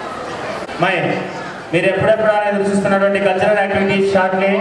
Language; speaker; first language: Telugu; native; Telugu